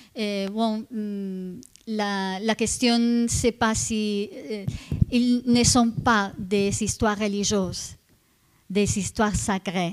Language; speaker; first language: French; non-native, fluent; Italian